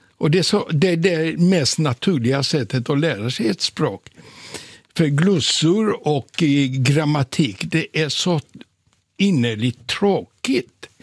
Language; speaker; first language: Swedish; non-native, fluent; Polish